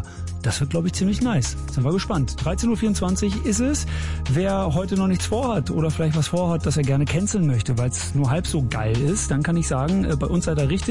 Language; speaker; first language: German; native; German